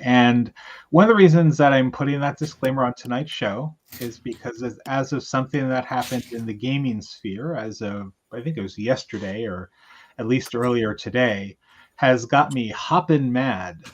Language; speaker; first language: English; native; English